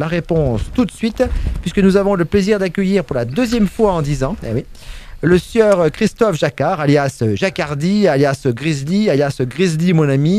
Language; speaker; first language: French; native; French